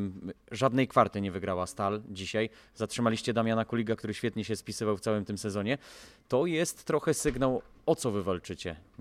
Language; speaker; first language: Polish; native; Polish